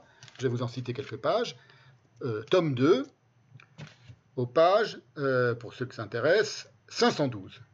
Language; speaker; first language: French; native; French